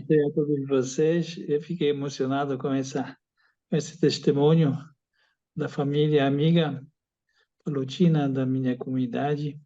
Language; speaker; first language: Portuguese; non-native, fluent; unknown